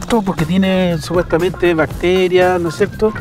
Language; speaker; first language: Spanish; native; Spanish